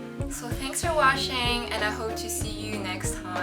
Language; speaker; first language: English; non-native, local second language; French